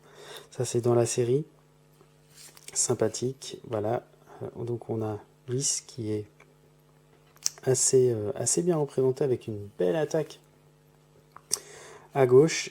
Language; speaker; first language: French; native; French